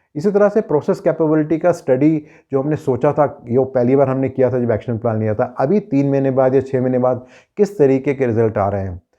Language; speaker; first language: Hindi; native; Hindi